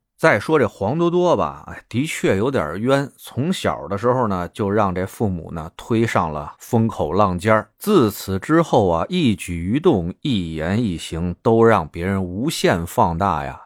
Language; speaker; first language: Chinese; native; Chinese